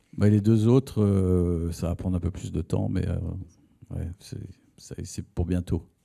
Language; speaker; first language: French; native; French